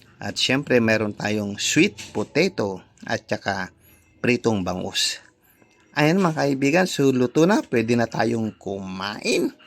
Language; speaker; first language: Filipino; non-native, local second language; Iloko